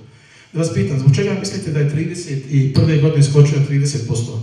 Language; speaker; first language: Bosnian; native; Bosnian